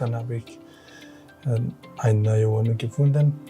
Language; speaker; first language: German; non-native, learner; Tibetan